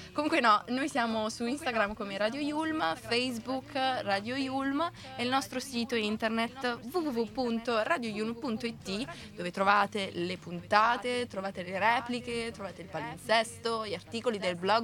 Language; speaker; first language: Italian; native; Italian